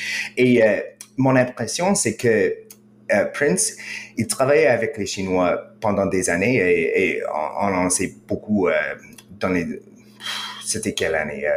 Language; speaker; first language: French; non-native, fluent; English